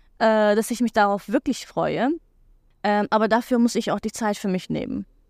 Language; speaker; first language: German; non-native, fluent; Turkish